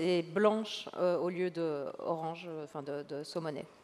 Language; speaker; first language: French; native; French